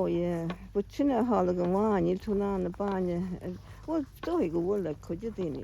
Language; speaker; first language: Irish; native; Irish